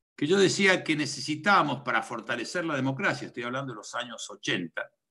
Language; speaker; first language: Spanish; native; Spanish